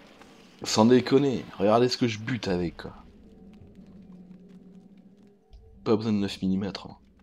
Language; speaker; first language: French; native; French